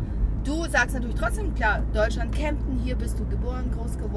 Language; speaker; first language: German; early bilingual, other home language; Bosnian